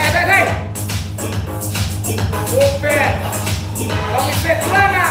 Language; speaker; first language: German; non-native, learner; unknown